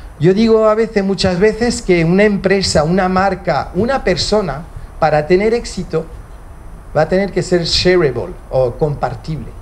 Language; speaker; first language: Spanish; early bilingual, heritage; Spanish